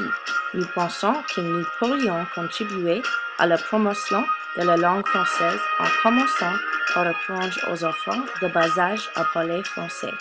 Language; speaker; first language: French; non-native, learner; English